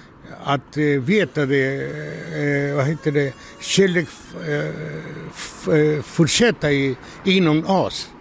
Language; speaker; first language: Swedish; non-native, learner; Spanish